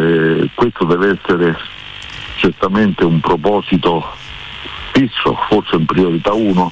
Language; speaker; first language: Italian; native; Italian